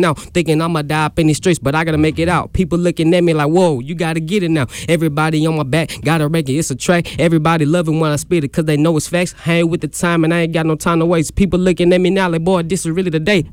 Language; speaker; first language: English; native; English